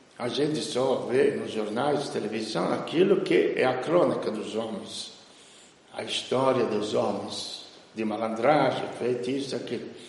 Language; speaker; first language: Portuguese; non-native, fluent; Italian